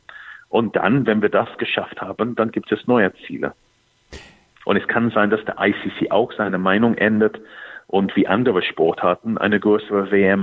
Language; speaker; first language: German; non-native, fluent; English